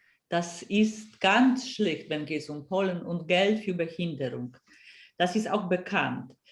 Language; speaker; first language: German; non-native, fluent; Polish